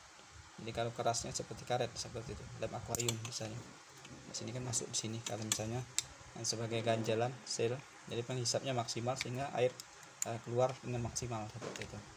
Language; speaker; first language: Indonesian; native; Indonesian